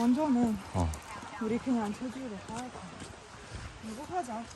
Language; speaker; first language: Korean; non-native, learner; Russian